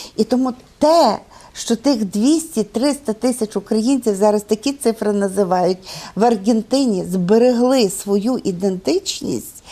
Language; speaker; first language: Ukrainian; native; Ukrainian